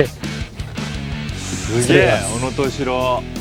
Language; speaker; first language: Japanese; native; Japanese